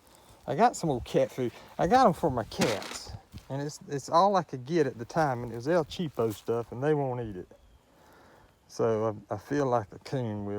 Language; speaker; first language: English; native; English